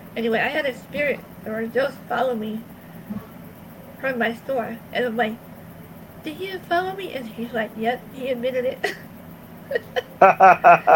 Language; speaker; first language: English; native; English